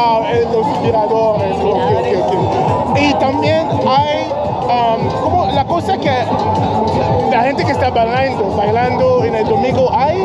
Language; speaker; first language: Spanish; non-native, learner; English